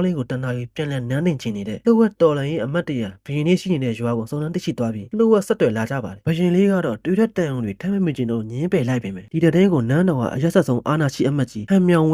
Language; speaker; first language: Burmese; native; Burmese